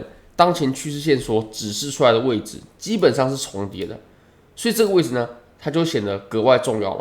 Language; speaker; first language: Chinese; native; Chinese